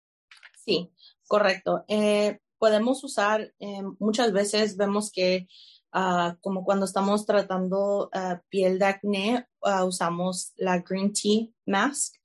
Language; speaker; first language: Spanish; early bilingual, heritage; Spanish